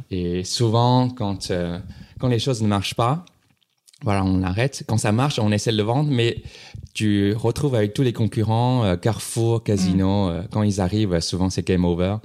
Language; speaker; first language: French; non-native, fluent; Cantonese